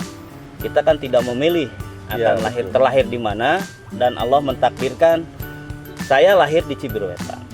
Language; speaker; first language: Indonesian; non-native, local second language; Sundanese